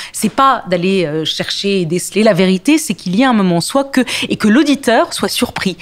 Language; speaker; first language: French; early bilingual, other home language; Arabic